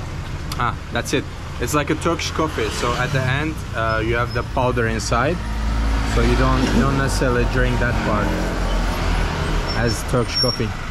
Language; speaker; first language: English; non-native, fluent; Azerbaijani